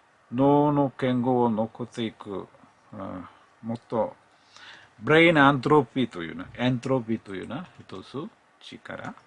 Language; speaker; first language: Japanese; non-native, learner; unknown